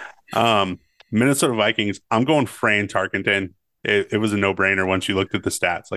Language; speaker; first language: English; native; English